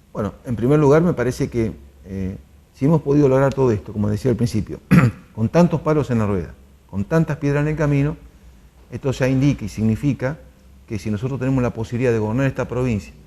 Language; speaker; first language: Spanish; native; Spanish